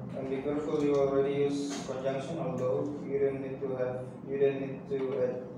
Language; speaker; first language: English; non-native, fluent; Indonesian